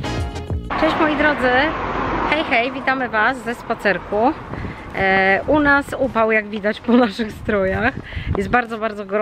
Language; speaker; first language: Polish; native; Polish